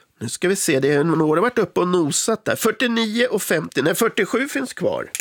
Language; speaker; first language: Swedish; native; Swedish